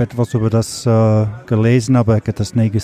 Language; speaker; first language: German; non-native, learner; English